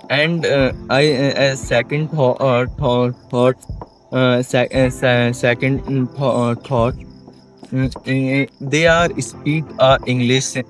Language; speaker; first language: English; non-native, learner; Hindi